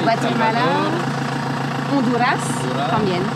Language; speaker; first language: Spanish; non-native, learner; French